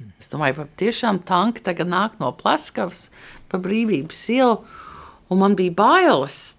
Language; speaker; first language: Latvian; early bilingual, heritage; Latvian